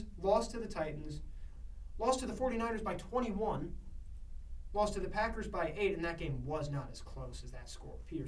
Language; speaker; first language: English; native; English